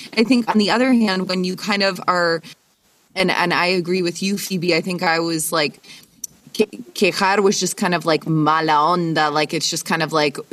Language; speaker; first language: English; native; English